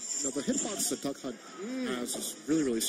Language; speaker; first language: English; native; English